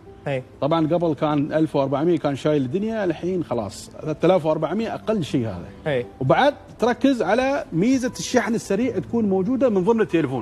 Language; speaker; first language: Arabic; native; Arabic